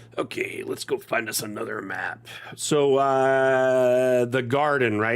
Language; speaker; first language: English; native; English